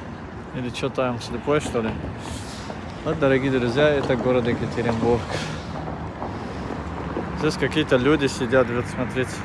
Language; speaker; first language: Russian; non-native, fluent; Tajik